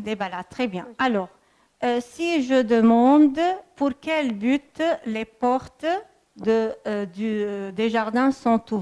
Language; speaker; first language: French; non-native, fluent; Arabic